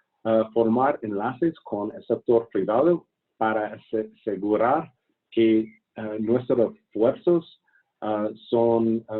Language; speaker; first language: Spanish; non-native, fluent; English